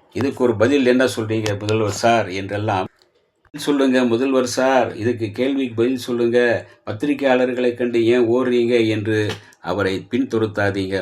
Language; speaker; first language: Tamil; native; Tamil